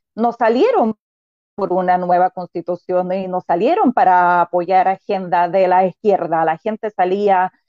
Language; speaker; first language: Spanish; non-native, fluent; Russian